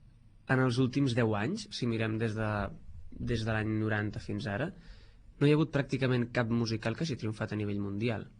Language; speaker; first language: Catalan; native; Catalan